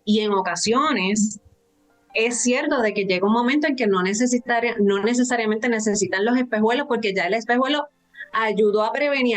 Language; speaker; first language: Spanish; native; Spanish